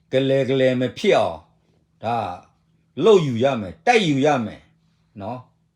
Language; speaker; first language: Burmese; non-native, local second language; S'gaw Karen